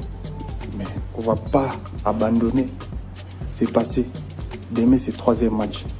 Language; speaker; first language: French; non-native, local second language; Lingala